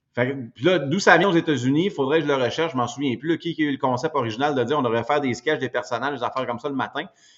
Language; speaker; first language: French; native; French